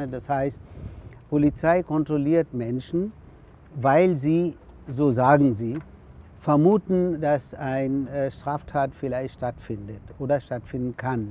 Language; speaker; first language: German; non-native, fluent; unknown